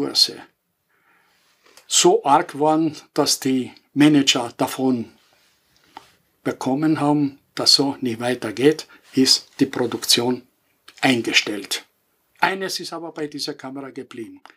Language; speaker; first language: German; non-native, fluent; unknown